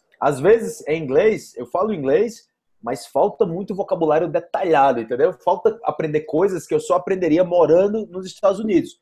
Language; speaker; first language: Portuguese; native; Portuguese